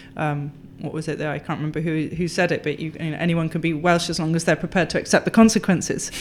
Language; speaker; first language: English; native; English